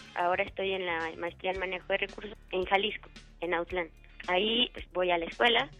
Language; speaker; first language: Spanish; native; Spanish